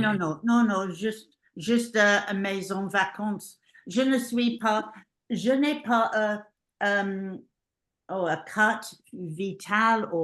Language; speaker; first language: French; non-native, learner; English